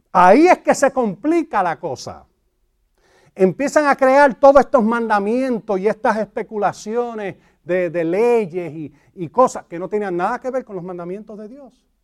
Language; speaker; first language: Spanish; early bilingual, heritage; Spanish